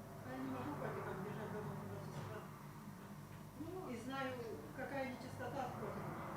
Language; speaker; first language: Russian; non-native, local second language; Lithuanian